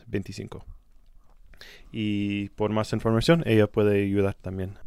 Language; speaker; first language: Spanish; non-native, learner; English